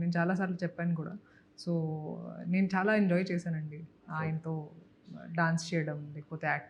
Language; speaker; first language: Telugu; non-native, local second language; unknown